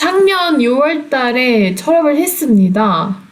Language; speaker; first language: Korean; non-native, fluent; Turkish